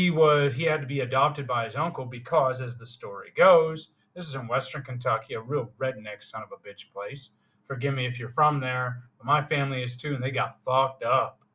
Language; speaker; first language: English; native; English